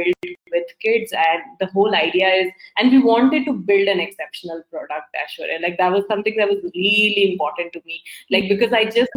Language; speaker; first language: English; non-native, local second language; Hindi